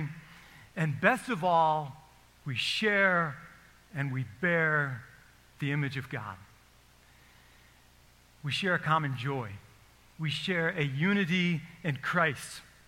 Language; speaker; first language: English; native; English